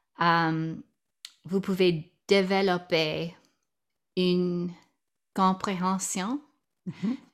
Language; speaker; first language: French; non-native, learner; English